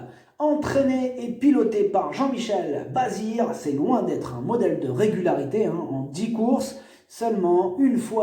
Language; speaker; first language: French; native; French